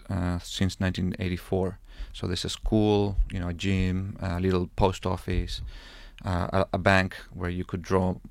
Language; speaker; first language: English; non-native, fluent; Spanish